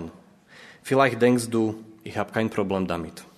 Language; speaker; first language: German; non-native, fluent; Slovak